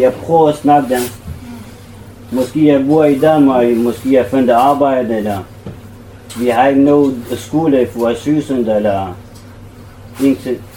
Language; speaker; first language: Danish; non-native, learner; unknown